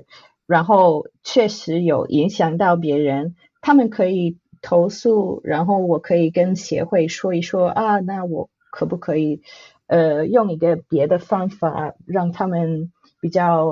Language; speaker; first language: Chinese; non-native, fluent; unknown